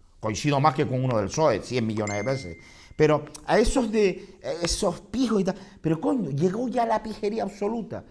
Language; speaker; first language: Spanish; native; Spanish